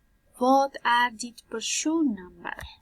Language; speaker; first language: Swedish; non-native, learner; Persian